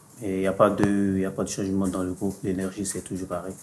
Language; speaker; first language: French; non-native, fluent; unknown